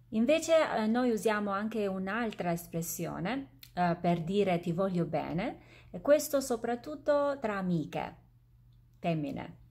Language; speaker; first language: Italian; non-native, fluent; Albanian